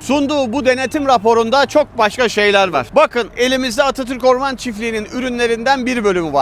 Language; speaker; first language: Turkish; native; Turkish